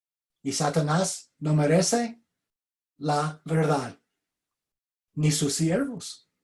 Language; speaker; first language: Spanish; non-native, fluent; English